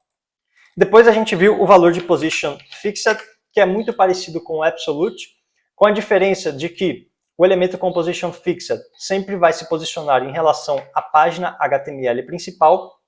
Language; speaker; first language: Portuguese; native; Portuguese